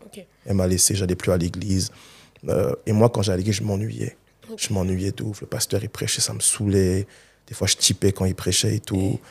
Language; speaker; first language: French; early bilingual, other home language; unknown